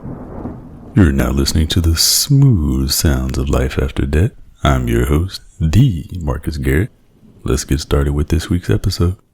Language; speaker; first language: English; native; English